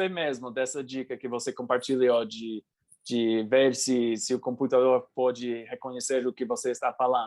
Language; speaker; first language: Portuguese; non-native, fluent; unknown